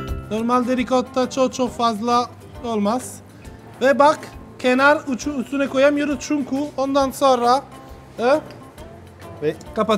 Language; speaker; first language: Turkish; non-native, learner; Italian